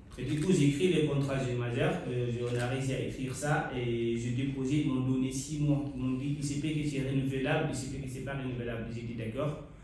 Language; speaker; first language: French; non-native, local second language; Fula